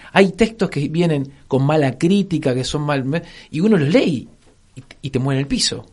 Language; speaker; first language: Spanish; native; Spanish